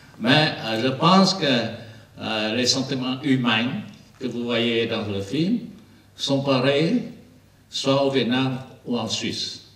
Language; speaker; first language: French; non-native, learner; Vietnamese